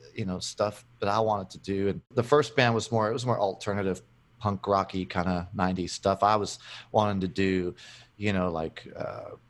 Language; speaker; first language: English; native; English